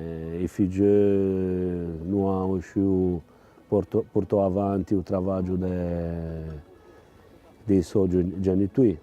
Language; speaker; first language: Italian; non-native, local second language; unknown